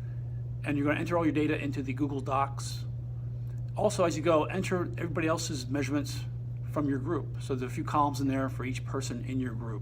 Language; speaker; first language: English; native; English